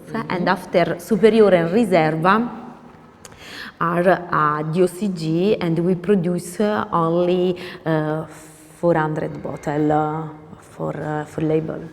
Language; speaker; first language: English; non-native, learner; Italian